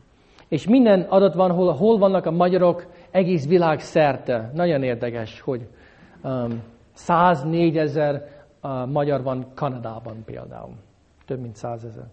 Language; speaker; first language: Hungarian; non-native, fluent; English